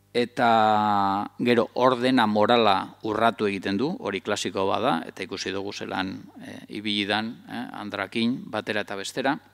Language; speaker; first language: Basque; native; Basque